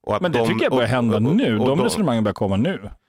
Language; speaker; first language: Swedish; native; Swedish